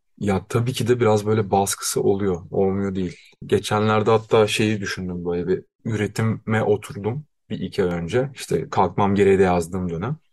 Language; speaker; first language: Turkish; native; Turkish